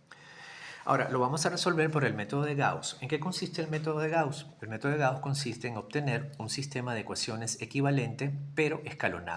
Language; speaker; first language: Spanish; native; Spanish